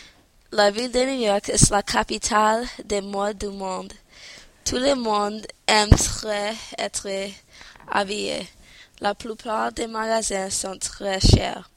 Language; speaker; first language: French; non-native, learner; English